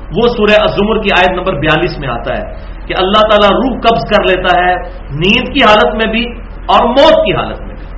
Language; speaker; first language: Urdu; non-native, local second language; Punjabi